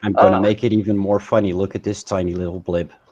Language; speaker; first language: English; native; English